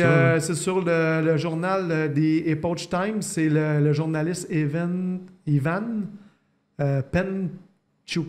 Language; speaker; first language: French; native; French